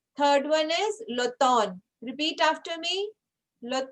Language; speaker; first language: English; non-native, local second language; Hindi